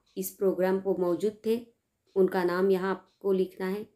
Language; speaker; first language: Hindi; non-native, local second language; Marathi